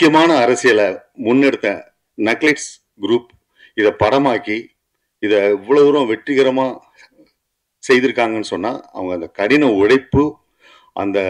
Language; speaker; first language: Tamil; native; Tamil